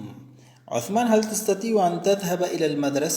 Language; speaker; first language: Arabic; non-native, fluent; Urdu